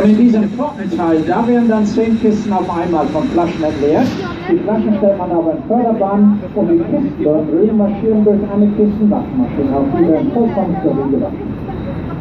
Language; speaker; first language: German; native; German